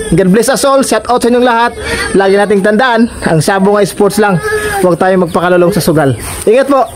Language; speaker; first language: Filipino; non-native, local second language; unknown